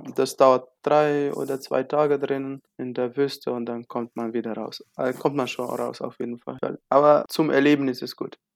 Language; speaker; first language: German; non-native, learner; Arabic